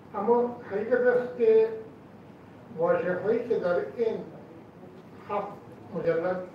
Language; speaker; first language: Persian; non-native, fluent; Hindi